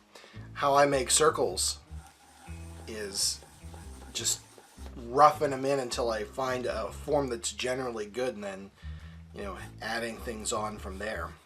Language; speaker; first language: English; native; English